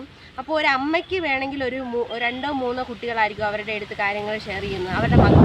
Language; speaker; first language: Malayalam; native; Malayalam